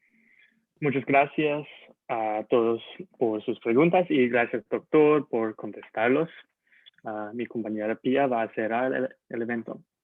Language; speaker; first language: Spanish; non-native, learner; English